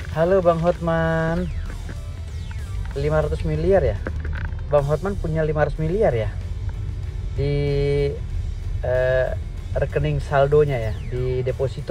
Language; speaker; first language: Indonesian; native; Indonesian